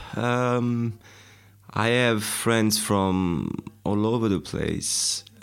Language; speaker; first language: English; non-native, fluent; Italian